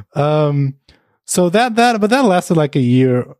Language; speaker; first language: English; non-native, fluent; Portuguese